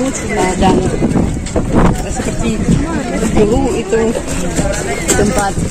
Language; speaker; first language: Indonesian; non-native, learner; Russian